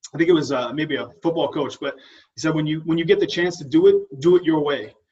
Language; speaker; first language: English; native; English